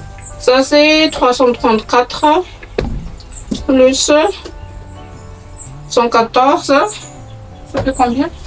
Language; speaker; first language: French; non-native, local second language; Malagasy